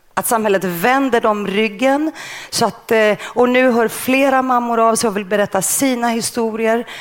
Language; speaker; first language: Swedish; early bilingual, other home language; Greek